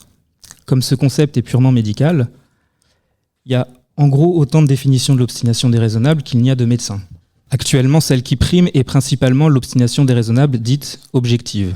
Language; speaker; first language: French; native; French